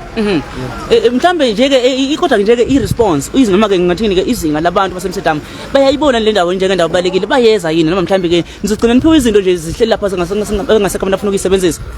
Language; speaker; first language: Zulu; native; Zulu